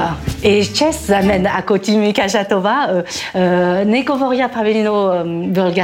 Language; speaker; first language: Bulgarian; non-native, learner; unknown